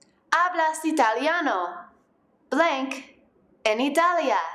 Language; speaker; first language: Spanish; non-native, fluent; English